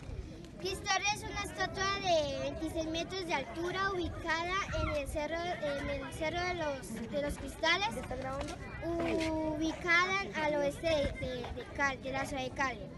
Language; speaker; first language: Spanish; native; Spanish